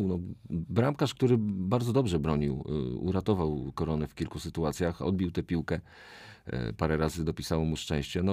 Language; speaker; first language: Polish; native; Polish